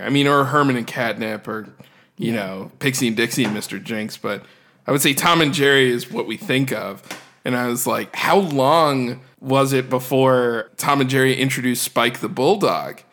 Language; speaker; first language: English; native; English